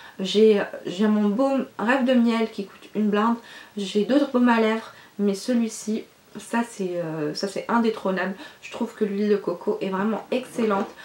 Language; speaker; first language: French; non-native, local second language; Arabic